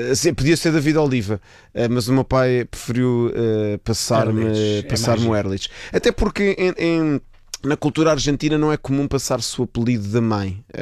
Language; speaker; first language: Portuguese; early bilingual, other home language; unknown